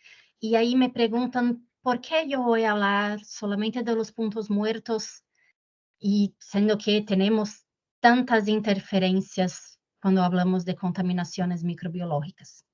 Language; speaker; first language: Spanish; non-native, fluent; Portuguese